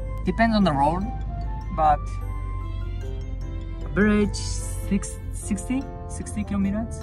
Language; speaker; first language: English; non-native, learner; Japanese